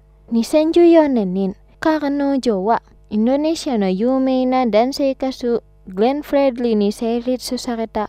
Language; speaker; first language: Japanese; non-native, fluent; Indonesian